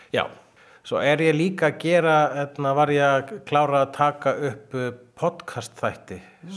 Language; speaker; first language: Icelandic; native; Icelandic